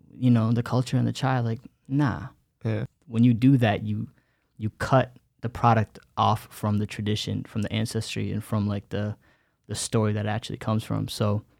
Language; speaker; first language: English; early bilingual, other home language; Bangla